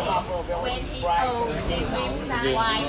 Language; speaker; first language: English; non-native, local second language; Vietnamese